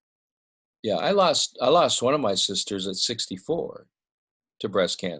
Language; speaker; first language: English; native; English